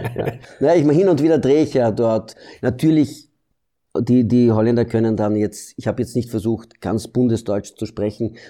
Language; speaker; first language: German; early bilingual, heritage; German